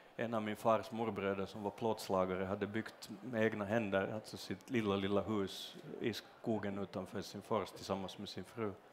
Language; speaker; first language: Swedish; native; Swedish